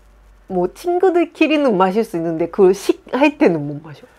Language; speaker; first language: Korean; non-native, fluent; Japanese